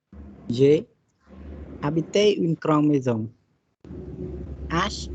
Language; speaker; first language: French; non-native, learner; Khmer